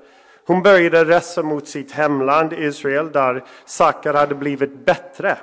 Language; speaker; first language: Swedish; non-native, fluent; English